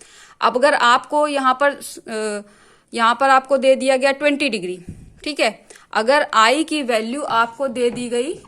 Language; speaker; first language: Hindi; native; Hindi